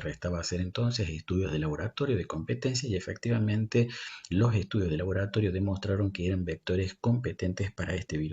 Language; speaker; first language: Spanish; native; Spanish